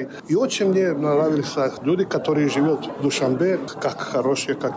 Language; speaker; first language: Russian; non-native, learner; Serbian